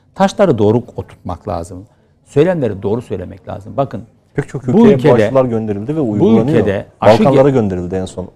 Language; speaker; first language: Turkish; native; Turkish